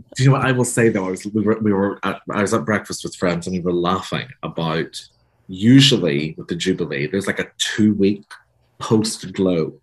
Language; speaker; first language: English; native; English